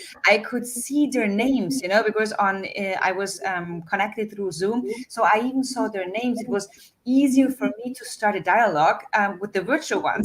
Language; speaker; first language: English; non-native, fluent; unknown